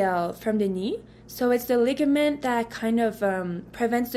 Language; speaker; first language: English; non-native, fluent; French